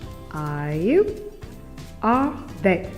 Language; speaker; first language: English; non-native, fluent; French